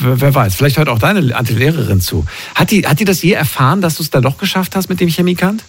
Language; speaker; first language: German; native; German